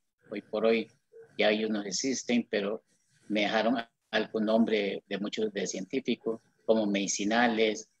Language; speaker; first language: Spanish; non-native, local second language; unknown